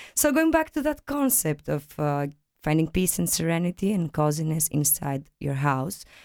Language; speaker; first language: English; non-native, fluent; Greek